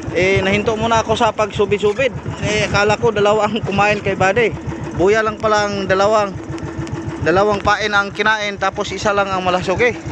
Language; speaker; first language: Filipino; non-native, local second language; Cebuano